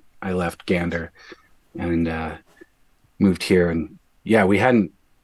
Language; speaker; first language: English; native; English